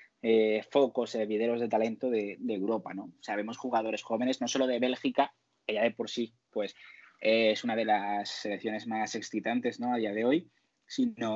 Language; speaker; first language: Spanish; native; Spanish